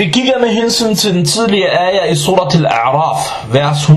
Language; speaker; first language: Danish; non-native, fluent; Arabic